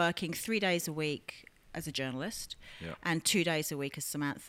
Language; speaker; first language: English; native; English